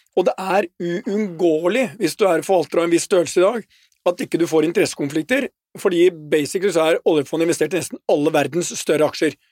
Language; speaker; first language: Norwegian; native; Norwegian